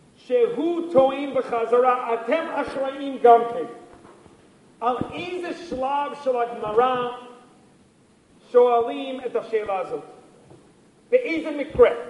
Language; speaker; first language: Hebrew; non-native, fluent; English